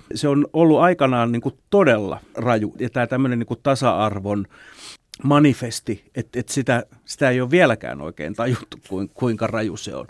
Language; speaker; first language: Finnish; native; Finnish